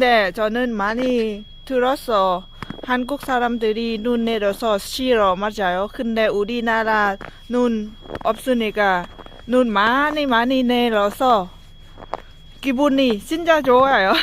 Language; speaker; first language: Korean; non-native, learner; Lao